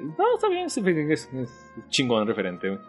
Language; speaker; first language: Spanish; native; Spanish